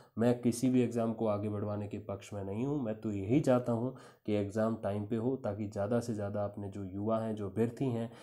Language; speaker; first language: Hindi; native; Hindi